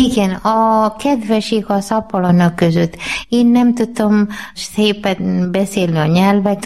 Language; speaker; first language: Hungarian; non-native, learner; Malayalam